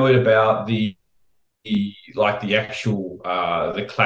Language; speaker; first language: English; native; English